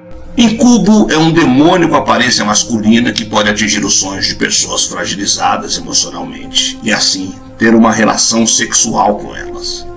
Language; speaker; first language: Portuguese; native; Portuguese